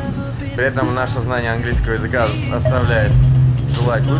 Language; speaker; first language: Russian; native; Russian